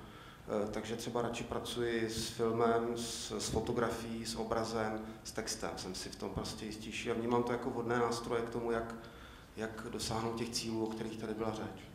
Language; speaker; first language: Czech; native; Czech